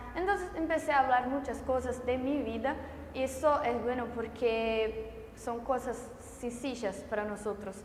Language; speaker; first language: Spanish; non-native, fluent; Portuguese